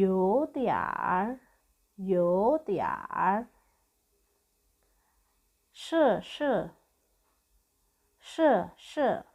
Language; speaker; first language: Chinese; non-native, fluent; Indonesian